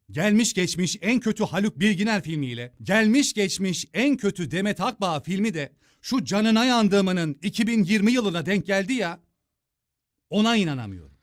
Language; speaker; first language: Turkish; native; Turkish